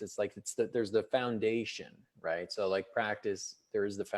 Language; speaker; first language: English; native; English